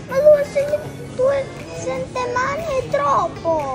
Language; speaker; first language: Italian; non-native, learner; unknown